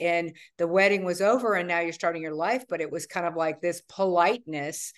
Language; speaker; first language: English; native; English